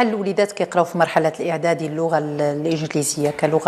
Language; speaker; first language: Arabic; native; Arabic